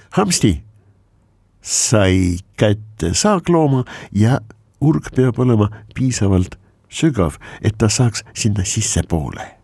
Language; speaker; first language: Estonian; non-native, local second language; Russian